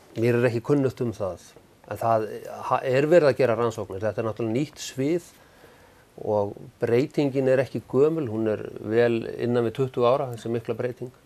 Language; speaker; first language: Icelandic; native; Icelandic